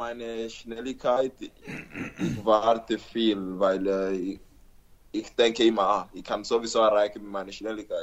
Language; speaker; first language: German; non-native, learner; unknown